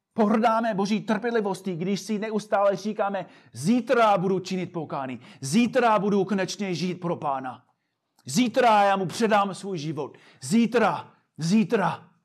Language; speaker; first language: Czech; non-native, fluent; English